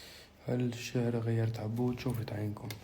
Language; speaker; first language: Arabic; native; Arabic